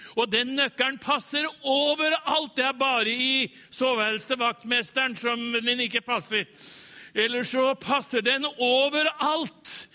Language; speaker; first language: Norwegian; native; Norwegian